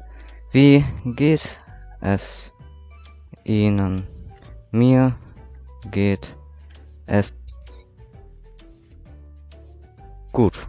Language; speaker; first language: German; native; German